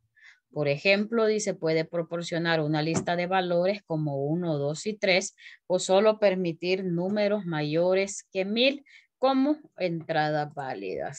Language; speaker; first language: Spanish; native; Spanish